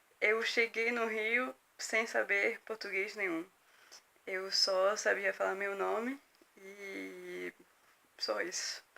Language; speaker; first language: Portuguese; non-native, fluent; French